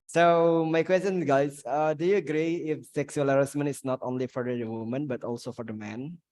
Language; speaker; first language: English; non-native, fluent; Indonesian